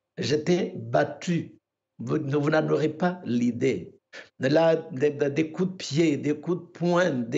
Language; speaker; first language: French; non-native, local second language; Kinyarwanda